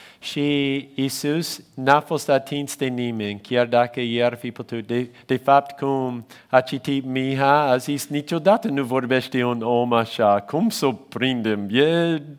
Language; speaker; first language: Romanian; non-native, fluent; English